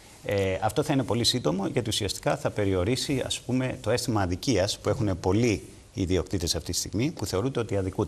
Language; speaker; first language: Greek; native; Greek